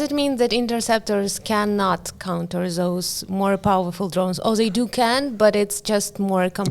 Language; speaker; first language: English; non-native, fluent; Ukrainian